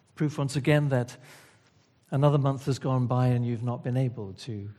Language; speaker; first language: English; native; English